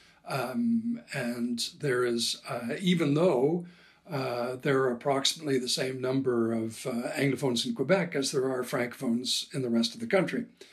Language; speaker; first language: English; native; English